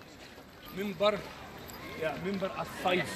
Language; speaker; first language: Indonesian; non-native, learner; Arabic